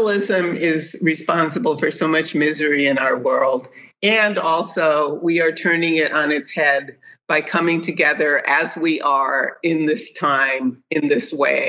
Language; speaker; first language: English; native; English